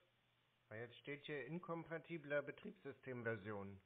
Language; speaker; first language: German; native; German